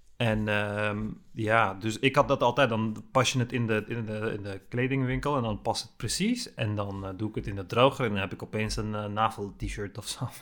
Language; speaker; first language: Dutch; early bilingual, other home language; Turkish